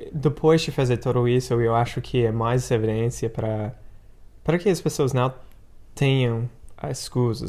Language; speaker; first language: Portuguese; non-native, fluent; English